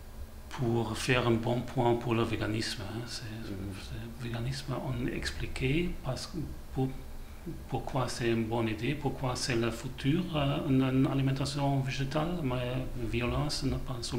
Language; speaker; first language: French; non-native, learner; German